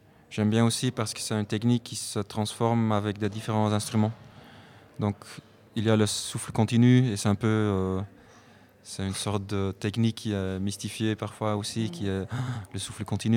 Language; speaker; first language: French; non-native, fluent; Dutch